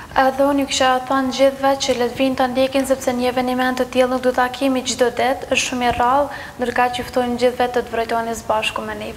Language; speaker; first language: Albanian; native; Albanian